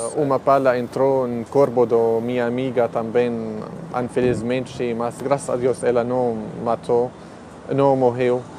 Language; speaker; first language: Portuguese; non-native, learner; Arabic